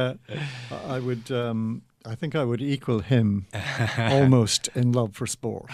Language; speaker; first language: English; native; English